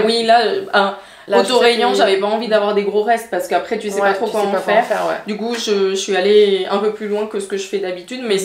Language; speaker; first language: French; native; French